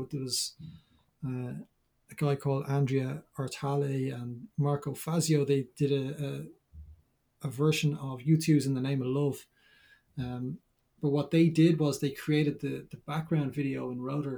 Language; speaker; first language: English; native; English